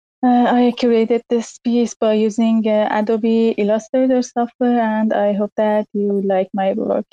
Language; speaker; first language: English; non-native, learner; Persian